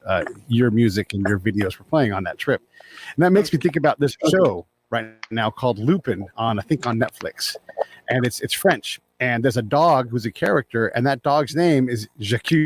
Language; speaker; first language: English; native; English